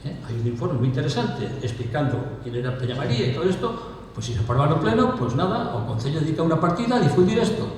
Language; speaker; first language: Spanish; non-native, local second language; Galician